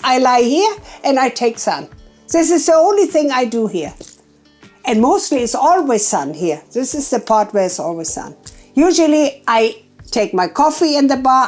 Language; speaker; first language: English; non-native, fluent; German